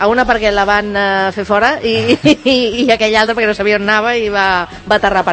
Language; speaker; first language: Catalan; native; Catalan